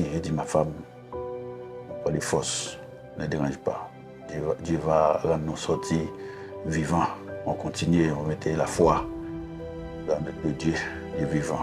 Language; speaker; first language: French; non-native, learner; Haitian Creole